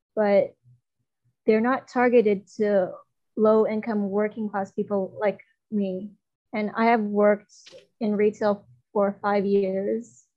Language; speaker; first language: English; non-native, fluent; Chinese